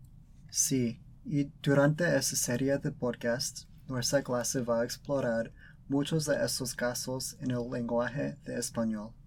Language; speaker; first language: Spanish; early bilingual, other home language; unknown